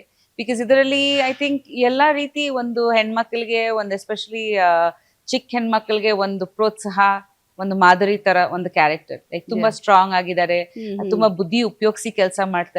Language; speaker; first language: Kannada; non-native, local second language; Bangla